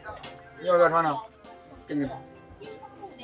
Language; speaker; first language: Chinese; native; Chinese